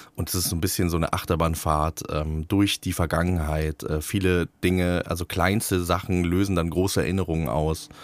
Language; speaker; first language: German; native; German